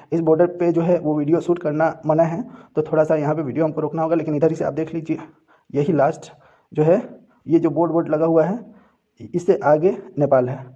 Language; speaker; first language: Hindi; native; Hindi